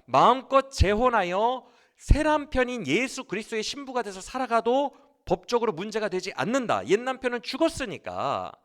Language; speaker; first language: Korean; native; Korean